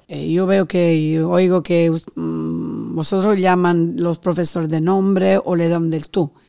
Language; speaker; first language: Spanish; non-native, fluent; Italian